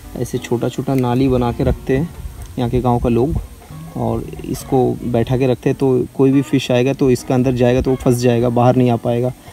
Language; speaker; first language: Hindi; non-native, local second language; Bangla